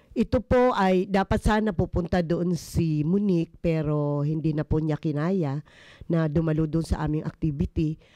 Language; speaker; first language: Filipino; native; Filipino